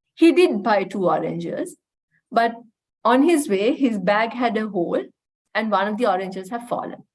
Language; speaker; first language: English; non-native, local second language; Sinhala